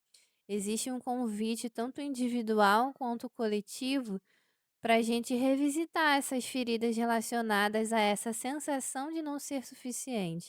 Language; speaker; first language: Portuguese; native; Portuguese